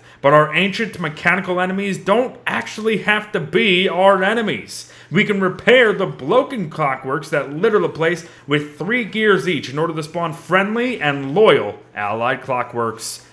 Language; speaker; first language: English; native; English